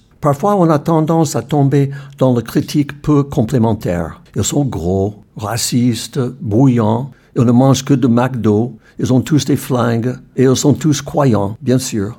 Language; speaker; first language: French; non-native, fluent; English